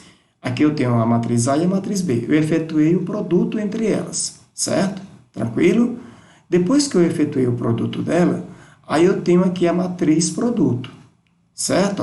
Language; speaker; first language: Portuguese; native; Portuguese